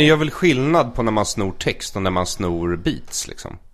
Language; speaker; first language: Swedish; native; Swedish